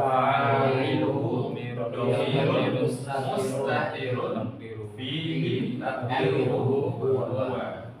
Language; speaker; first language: Arabic; non-native, fluent; Indonesian